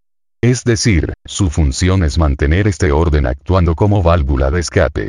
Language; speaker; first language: Spanish; native; Spanish